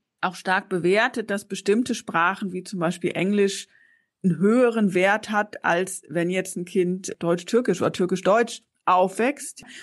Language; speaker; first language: German; native; German